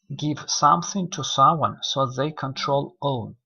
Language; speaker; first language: English; non-native, fluent; Russian